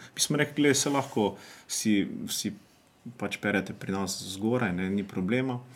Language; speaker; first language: Slovenian; native; Slovenian